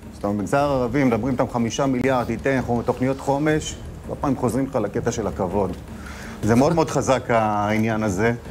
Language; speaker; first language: Hebrew; native; Hebrew